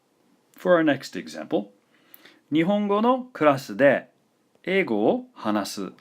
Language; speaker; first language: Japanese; non-native, fluent; English